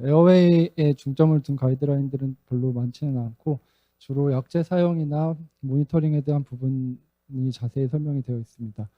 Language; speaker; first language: Korean; native; Korean